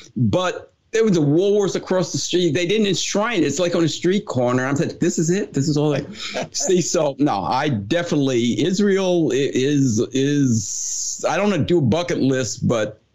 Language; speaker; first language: English; native; English